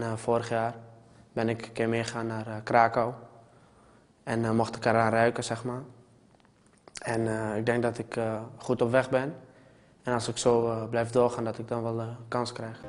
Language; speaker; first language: Dutch; early bilingual, other home language; Turoyo